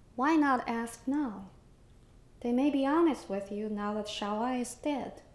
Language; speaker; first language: English; non-native, fluent; Chinese